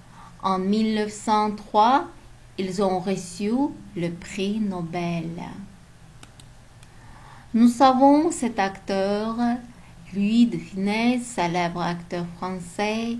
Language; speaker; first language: French; non-native, learner; Uzbek